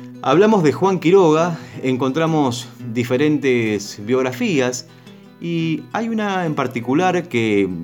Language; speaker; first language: Spanish; native; Spanish